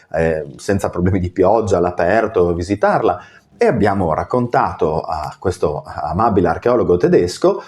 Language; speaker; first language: Italian; native; Italian